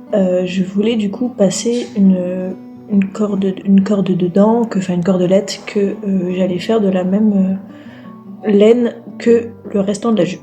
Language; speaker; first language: French; native; French